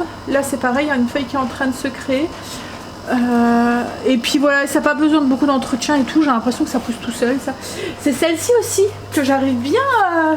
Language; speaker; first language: French; native; French